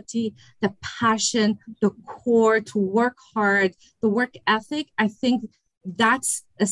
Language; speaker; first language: English; non-native, fluent; German